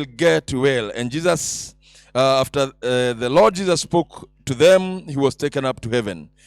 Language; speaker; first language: English; non-native, local second language; Swahili